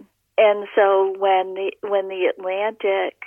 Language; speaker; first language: English; native; English